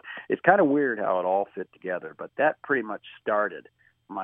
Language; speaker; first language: English; native; English